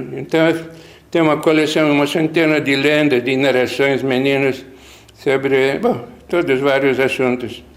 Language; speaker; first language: Portuguese; non-native, fluent; Lithuanian